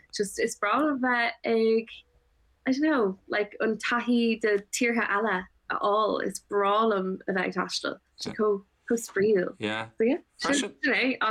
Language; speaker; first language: Irish; non-native, local second language; English